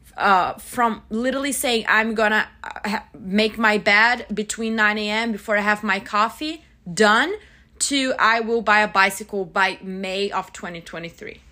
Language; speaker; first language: English; non-native, fluent; Portuguese